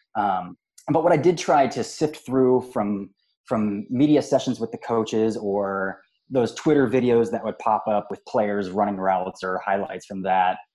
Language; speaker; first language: English; native; English